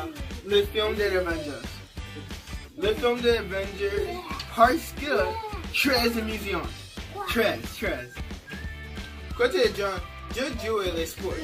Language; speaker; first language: French; non-native, learner; English